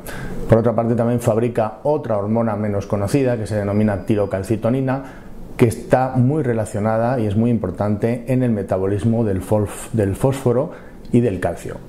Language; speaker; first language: Spanish; native; Spanish